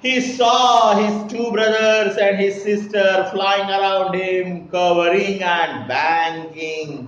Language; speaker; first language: English; non-native, local second language; Marathi